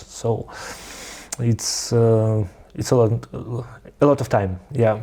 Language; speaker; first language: English; non-native, learner; Russian